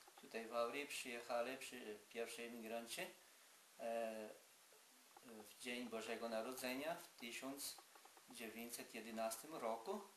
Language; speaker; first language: Polish; early bilingual, heritage; Polish